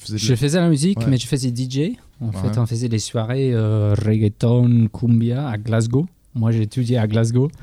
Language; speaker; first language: French; non-native, fluent; English